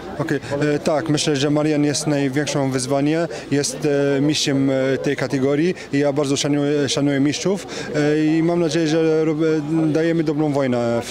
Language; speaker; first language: Polish; non-native, fluent; French